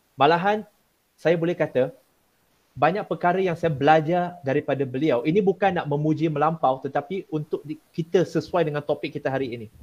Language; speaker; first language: Malay; non-native, local second language; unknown